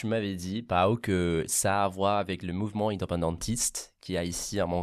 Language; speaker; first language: French; non-native, fluent; Catalan